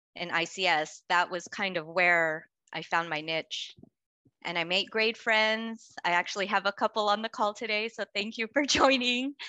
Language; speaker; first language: English; native; English